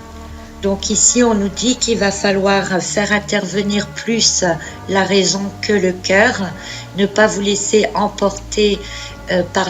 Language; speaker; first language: French; native; French